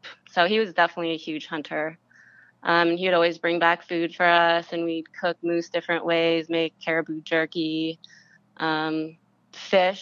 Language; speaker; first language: English; native; English